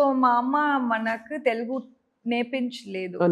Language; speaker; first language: Telugu; non-native, local second language; Tamil